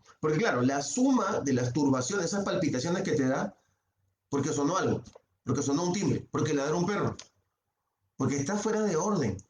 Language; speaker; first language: Spanish; native; Spanish